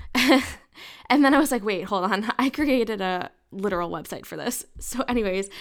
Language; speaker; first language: English; native; English